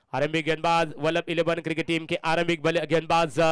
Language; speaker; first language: Hindi; non-native, local second language; Marathi